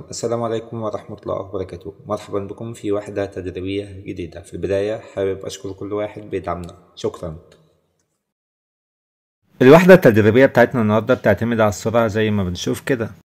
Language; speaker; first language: Arabic; native; Arabic